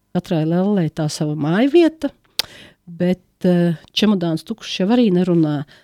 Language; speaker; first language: Latvian; native; Latvian